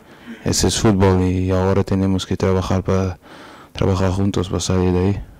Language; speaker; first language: Spanish; non-native, learner; Portuguese